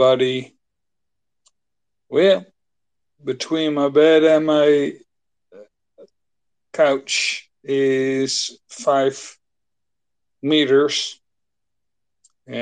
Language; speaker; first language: English; non-native, fluent; Dutch